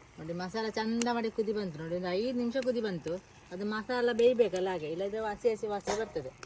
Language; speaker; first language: Kannada; native; Kannada